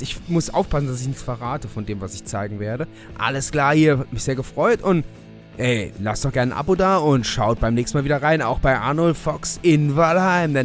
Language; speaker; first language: German; native; German